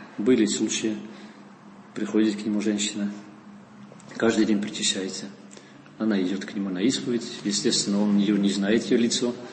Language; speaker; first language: Russian; non-native, fluent; Dutch